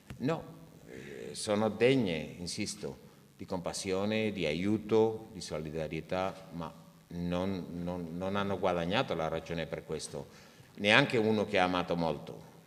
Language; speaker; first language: Italian; non-native, fluent; Spanish